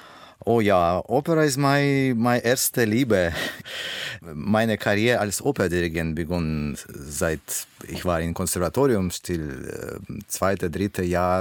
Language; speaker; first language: German; non-native, learner; Russian